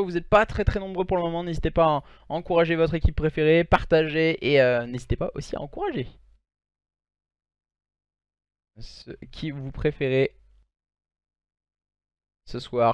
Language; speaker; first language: French; native; French